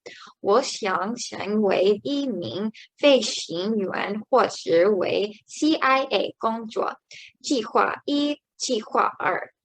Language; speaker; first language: Chinese; non-native, learner; English